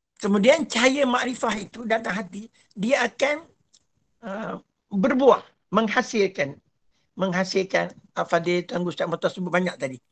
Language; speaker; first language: Malay; native; Malay